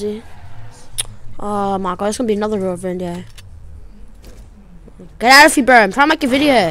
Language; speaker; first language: English; native; English